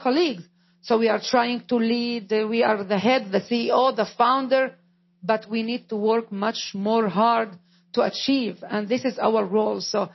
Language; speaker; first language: English; non-native, fluent; Arabic